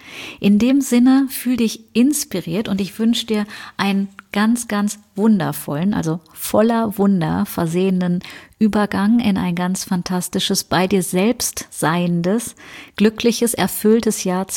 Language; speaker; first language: German; native; German